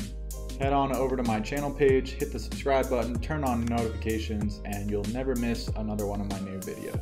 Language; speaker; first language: English; native; English